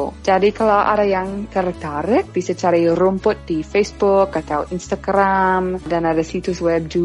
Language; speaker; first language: Indonesian; non-native, fluent; English